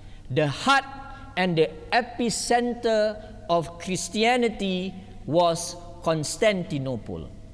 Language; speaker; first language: English; non-native, local second language; Malay